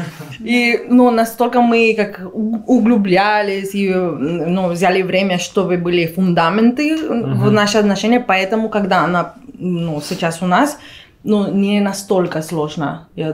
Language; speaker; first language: Russian; non-native, fluent; Spanish